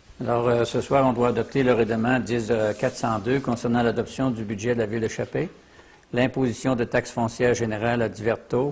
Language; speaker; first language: French; native; French